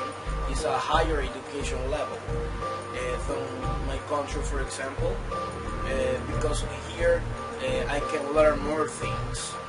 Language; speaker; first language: English; non-native, fluent; Spanish